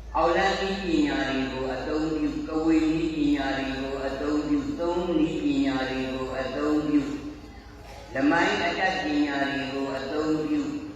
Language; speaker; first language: Burmese; native; Burmese